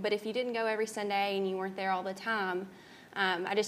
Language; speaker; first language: English; native; English